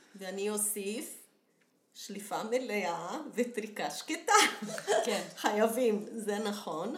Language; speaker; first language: Hebrew; non-native, fluent; Portuguese